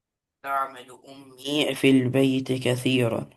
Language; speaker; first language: Arabic; non-native, learner; Albanian